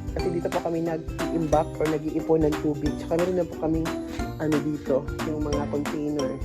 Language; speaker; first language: Filipino; non-native, local second language; Cebuano